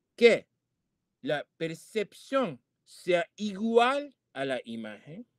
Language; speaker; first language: Spanish; non-native, fluent; Japanese